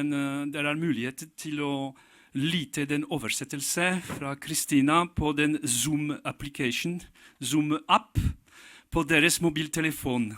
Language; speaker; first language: Norwegian; non-native, fluent; French